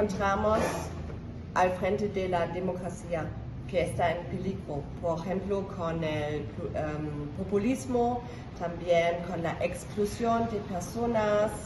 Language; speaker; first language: Spanish; non-native, fluent; German